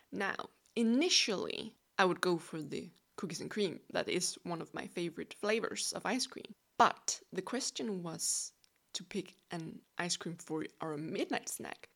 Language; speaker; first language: English; non-native, fluent; Danish